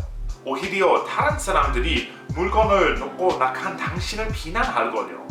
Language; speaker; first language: Korean; non-native, fluent; English